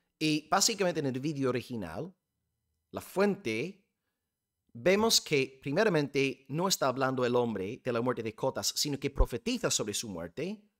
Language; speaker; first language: Spanish; non-native, fluent; English